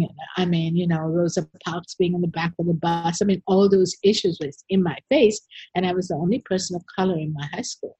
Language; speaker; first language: English; non-native, local second language; Sinhala